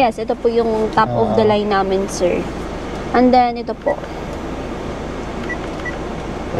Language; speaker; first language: Filipino; non-native, local second language; Hiligaynon